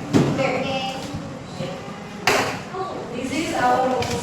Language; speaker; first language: English; non-native, learner; Indonesian